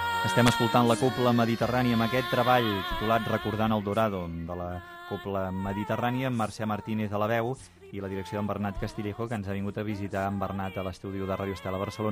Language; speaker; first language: Catalan; native; Catalan